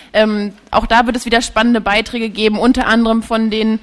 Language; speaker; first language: German; native; German